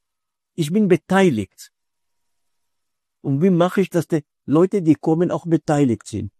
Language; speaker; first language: German; non-native, fluent; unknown